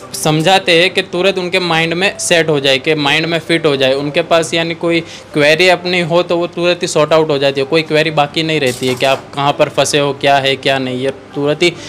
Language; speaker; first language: Hindi; non-native, local second language; Gujarati